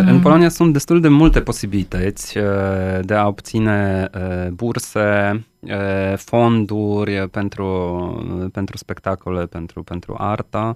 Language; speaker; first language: Romanian; non-native, fluent; Polish